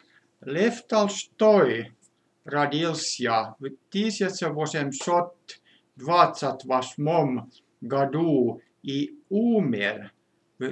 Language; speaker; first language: Russian; non-native, fluent; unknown